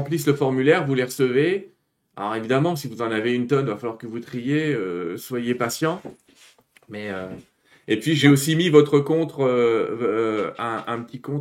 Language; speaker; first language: French; native; French